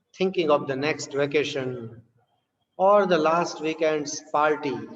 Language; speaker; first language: English; non-native, local second language; Gujarati